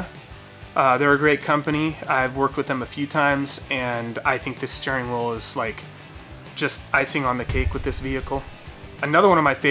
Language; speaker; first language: English; native; English